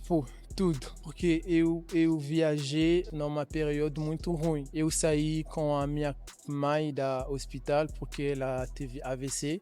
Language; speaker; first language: Portuguese; non-native, learner; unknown